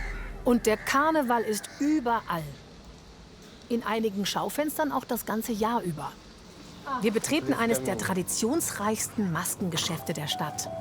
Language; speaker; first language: German; native; German